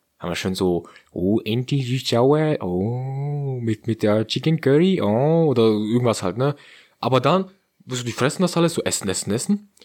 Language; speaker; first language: German; early bilingual, other home language; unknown